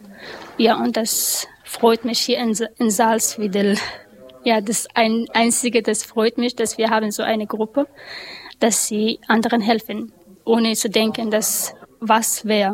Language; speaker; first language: German; non-native, learner; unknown